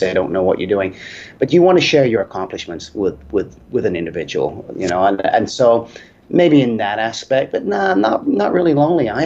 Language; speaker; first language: English; native; English